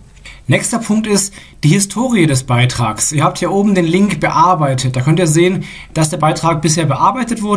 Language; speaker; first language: German; native; German